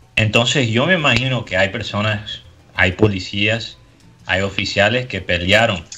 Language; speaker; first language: Spanish; early bilingual, heritage; Spanish